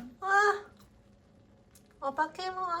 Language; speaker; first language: Japanese; non-native, learner; English